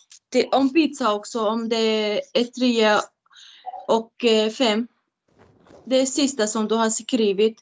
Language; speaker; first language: Swedish; non-native, learner; Arabic